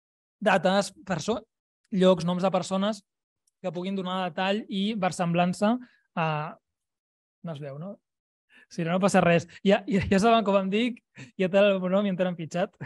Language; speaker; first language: Catalan; native; Catalan